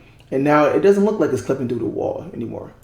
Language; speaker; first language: English; native; English